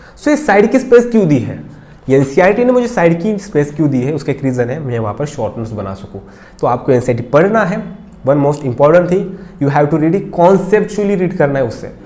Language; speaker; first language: Hindi; non-native, local second language; Marathi